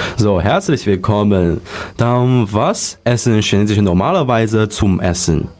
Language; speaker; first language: German; non-native, learner; Chinese